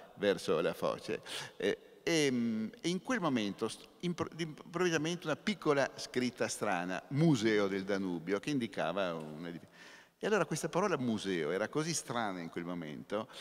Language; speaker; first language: Italian; native; Italian